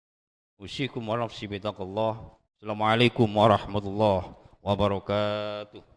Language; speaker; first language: Indonesian; native; Indonesian